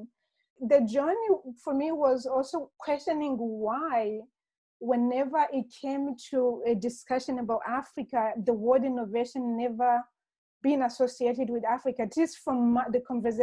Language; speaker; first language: English; non-native, local second language; Kinyarwanda